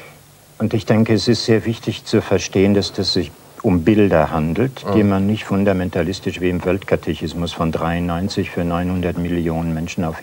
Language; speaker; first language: German; native; German